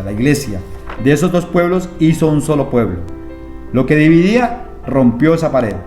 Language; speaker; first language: Spanish; native; Spanish